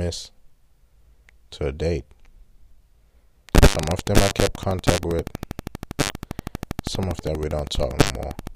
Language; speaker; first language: English; non-native, local second language; German